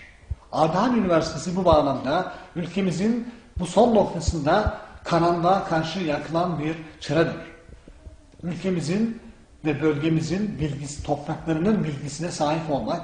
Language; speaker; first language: Turkish; native; Turkish